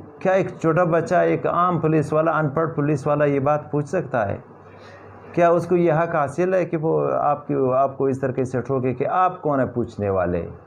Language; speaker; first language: Urdu; non-native, local second language; Pashto